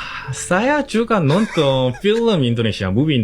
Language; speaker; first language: Indonesian; non-native, learner; Korean